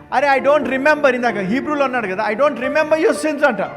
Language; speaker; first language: Telugu; native; Telugu